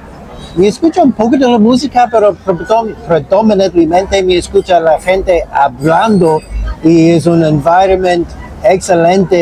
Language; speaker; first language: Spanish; non-native, learner; English